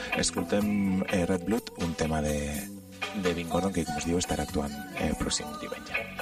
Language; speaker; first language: Catalan; non-native, local second language; Spanish